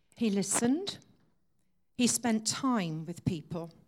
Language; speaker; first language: English; native; English